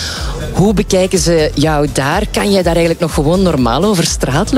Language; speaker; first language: Dutch; native; Dutch